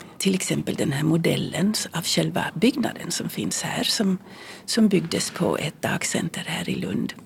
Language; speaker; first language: Swedish; early bilingual, heritage; Swedish